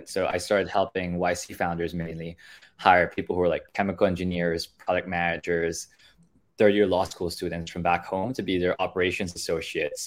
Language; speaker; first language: English; non-native, local second language; Filipino